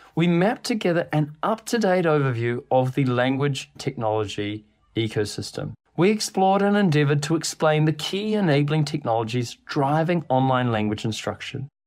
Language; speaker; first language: English; native; English